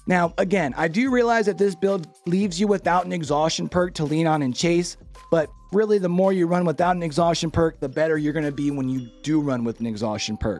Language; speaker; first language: English; native; English